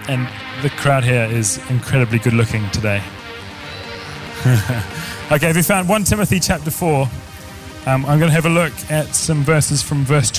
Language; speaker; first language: English; native; English